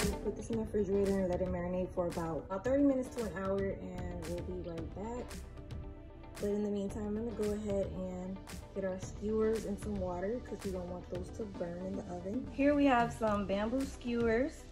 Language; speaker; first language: English; native; English